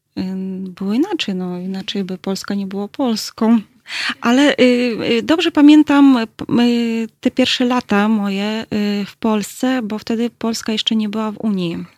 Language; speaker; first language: Polish; early bilingual, heritage; Russian